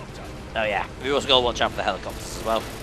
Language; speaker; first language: English; native; English